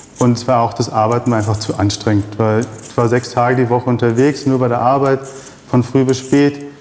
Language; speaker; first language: German; early bilingual, other home language; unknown